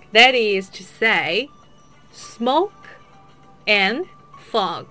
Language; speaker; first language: English; non-native, fluent; Chinese